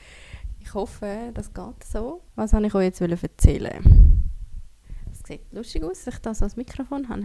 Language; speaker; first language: German; native; German